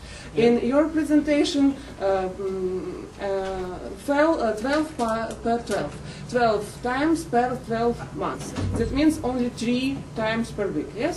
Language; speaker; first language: English; non-native, learner; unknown